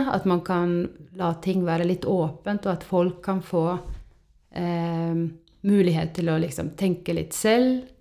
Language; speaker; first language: Norwegian; non-native, fluent; Estonian